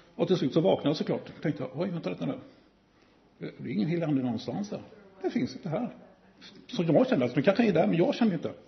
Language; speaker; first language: Swedish; native; Swedish